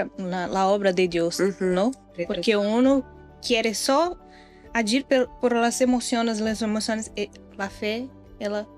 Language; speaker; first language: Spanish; non-native, fluent; Portuguese